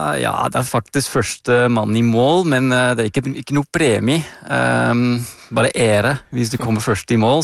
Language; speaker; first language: Norwegian; non-native, fluent; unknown